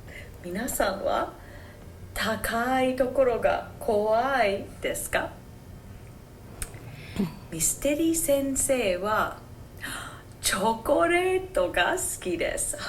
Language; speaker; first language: Japanese; non-native, fluent; English